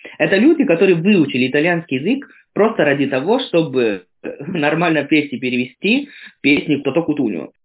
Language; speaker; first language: Russian; non-native, fluent; Italian